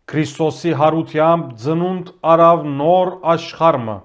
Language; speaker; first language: Armenian; native; Armenian